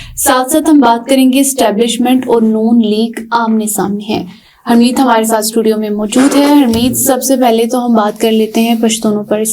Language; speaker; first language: Urdu; native; Urdu